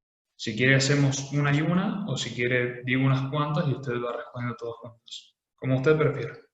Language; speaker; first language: Spanish; native; Spanish